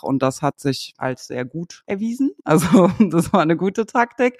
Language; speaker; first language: German; native; German